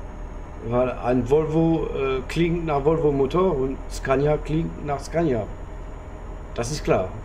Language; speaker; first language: German; non-native, learner; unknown